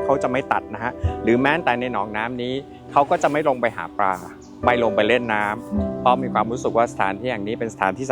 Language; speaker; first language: Thai; native; Thai